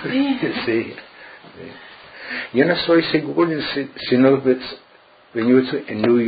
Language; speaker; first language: Italian; early bilingual, heritage; Friulian